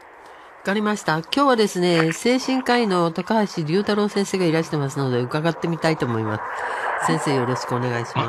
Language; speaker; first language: Japanese; native; Japanese